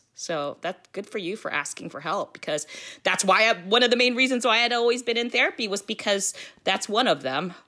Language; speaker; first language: English; early bilingual, other home language; Filipino